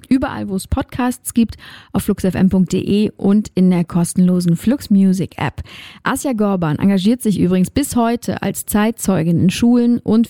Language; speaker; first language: German; native; German